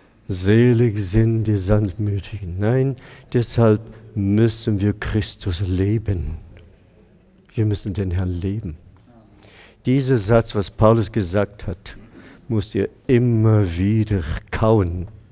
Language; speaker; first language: German; non-native, fluent; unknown